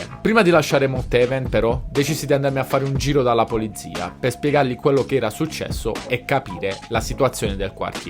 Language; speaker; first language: Italian; native; Italian